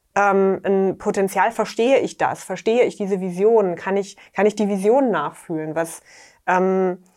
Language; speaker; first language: German; native; German